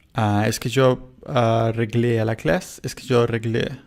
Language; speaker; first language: French; non-native, learner; Spanish